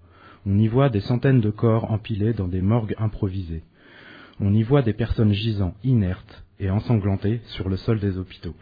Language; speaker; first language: French; native; French